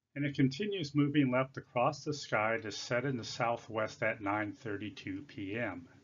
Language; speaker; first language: English; native; English